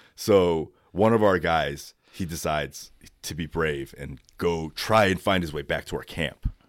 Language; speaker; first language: English; native; English